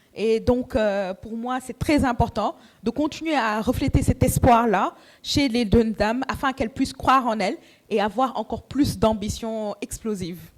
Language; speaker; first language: French; non-native, local second language; Wolof